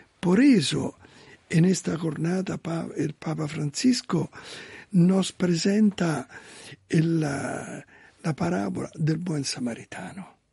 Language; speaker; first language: Spanish; non-native, learner; Italian